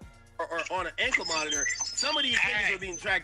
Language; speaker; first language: English; native; English